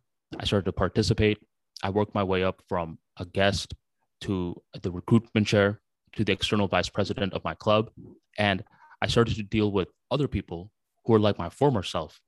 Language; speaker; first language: English; early bilingual, other home language; Bangla